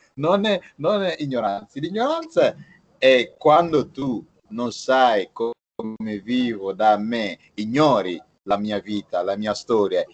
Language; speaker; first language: Italian; non-native, fluent; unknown